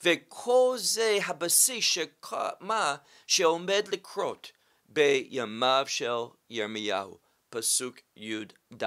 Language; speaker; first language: Hebrew; non-native, fluent; English